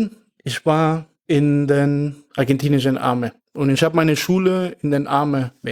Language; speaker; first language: German; non-native, fluent; Spanish